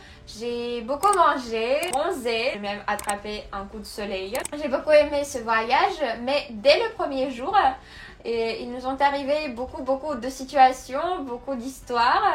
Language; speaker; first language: French; non-native, fluent; Russian